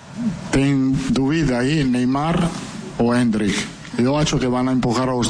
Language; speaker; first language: Portuguese; non-native, fluent; Italian